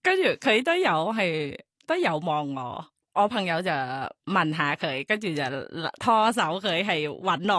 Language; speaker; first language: Cantonese; non-native, learner; Thai